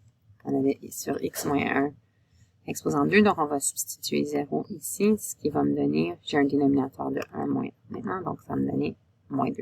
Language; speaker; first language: French; native; French